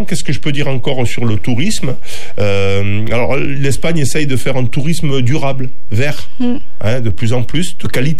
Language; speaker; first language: French; native; French